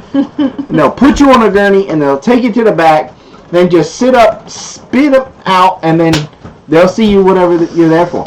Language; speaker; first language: English; native; English